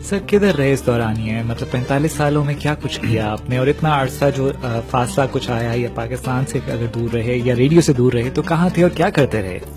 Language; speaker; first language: Urdu; non-native, local second language; Punjabi